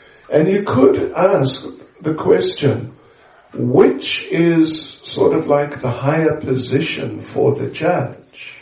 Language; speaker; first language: English; native; English